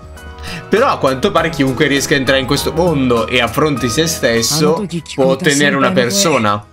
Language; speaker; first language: Italian; native; Italian